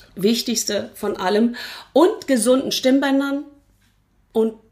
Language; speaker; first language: German; native; German